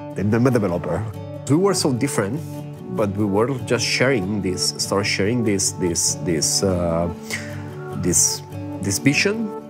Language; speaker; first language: English; non-native, fluent; Portuguese